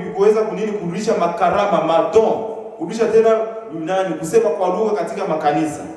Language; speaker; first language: Swahili; native; Swahili